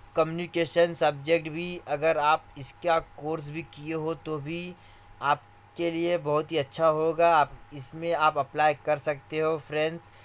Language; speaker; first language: Hindi; native; Hindi